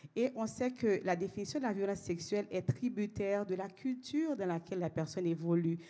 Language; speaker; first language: French; native; French